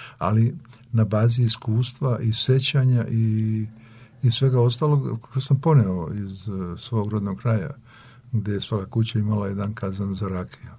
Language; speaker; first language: Serbian; native; Serbian